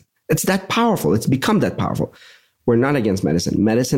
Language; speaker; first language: English; native; English